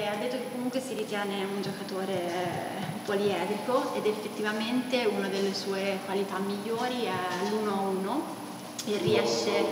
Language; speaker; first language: Italian; native; Italian